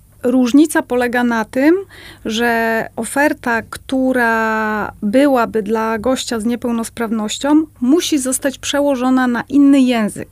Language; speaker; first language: Polish; native; Polish